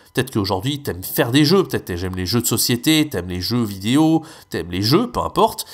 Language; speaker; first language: French; native; French